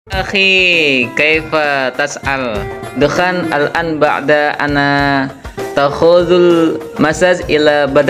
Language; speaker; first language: Arabic; non-native, learner; Indonesian